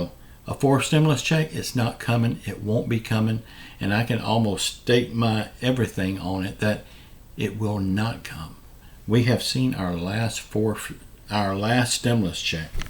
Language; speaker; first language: English; native; English